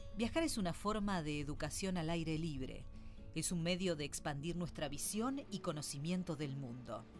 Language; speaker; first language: Spanish; native; Spanish